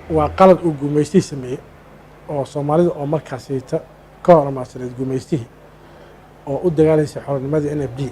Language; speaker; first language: Somali; native; Somali